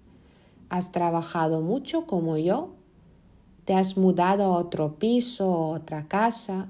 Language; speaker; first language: Spanish; non-native, fluent; Lithuanian